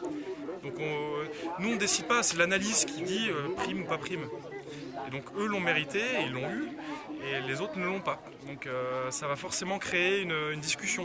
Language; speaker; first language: French; native; French